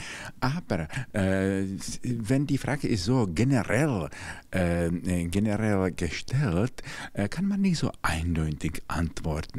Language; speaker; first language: German; non-native, fluent; Czech